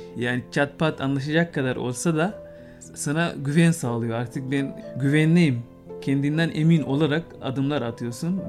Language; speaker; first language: Turkish; non-native, fluent; Arabic